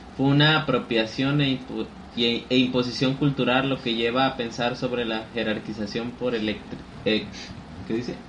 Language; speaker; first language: Spanish; native; Spanish